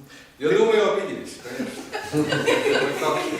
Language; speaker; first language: Russian; non-native, learner; Estonian